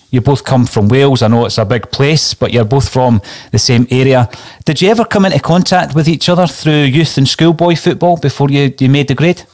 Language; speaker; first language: English; native; English